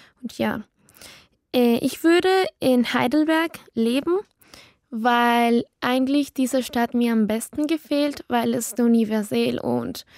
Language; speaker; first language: German; non-native, learner; Spanish